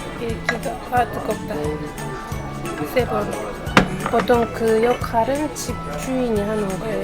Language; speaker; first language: Korean; non-native, fluent; Uzbek